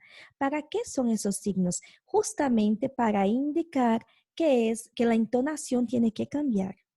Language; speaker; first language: Spanish; non-native, fluent; Portuguese